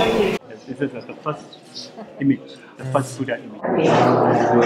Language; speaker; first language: English; non-native, fluent; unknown